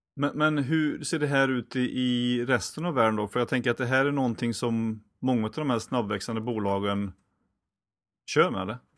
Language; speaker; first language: Swedish; native; Swedish